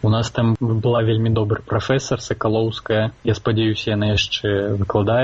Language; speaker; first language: Belarusian; non-native, local second language; Russian